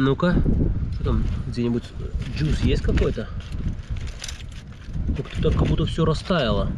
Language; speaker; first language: Russian; native; Russian